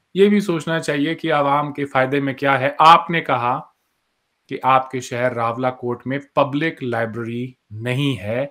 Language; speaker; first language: Hindi; native; Hindi